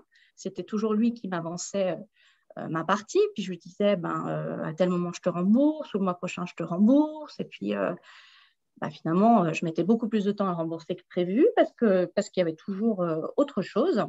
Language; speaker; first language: French; native; French